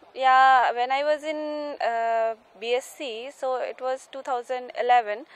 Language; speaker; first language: Hindi; native; Hindi